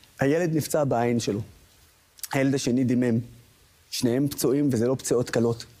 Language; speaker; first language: Hebrew; non-native, local second language; Arabic